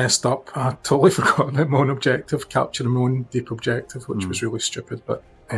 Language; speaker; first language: English; native; English